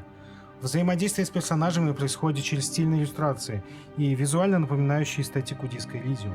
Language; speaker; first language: Russian; native; Russian